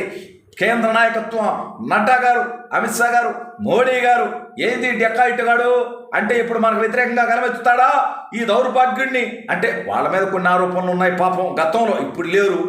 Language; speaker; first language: Telugu; native; Telugu